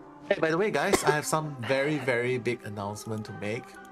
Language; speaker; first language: English; non-native, local second language; Chinese